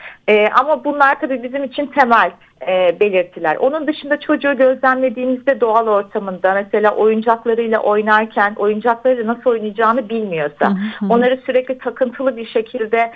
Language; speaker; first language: Turkish; native; Turkish